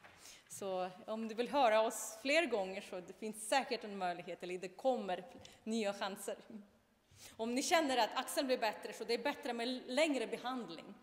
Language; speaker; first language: Swedish; non-native, fluent; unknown